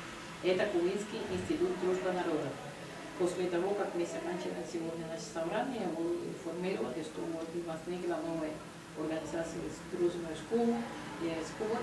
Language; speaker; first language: Russian; non-native, learner; Spanish